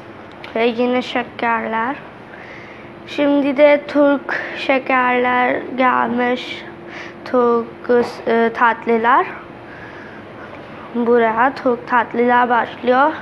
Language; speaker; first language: Turkish; non-native, learner; Urdu